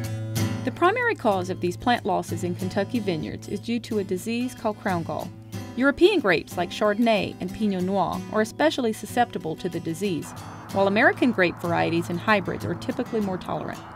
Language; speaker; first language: English; native; English